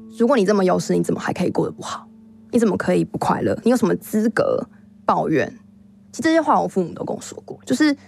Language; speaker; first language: Chinese; native; Chinese